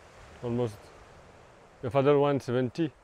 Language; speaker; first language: English; non-native, learner; French